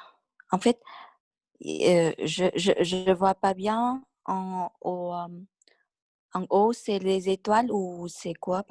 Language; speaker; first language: French; non-native, learner; Vietnamese